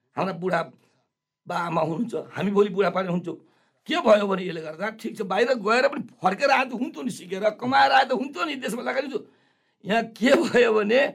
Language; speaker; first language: Nepali; non-native, local second language; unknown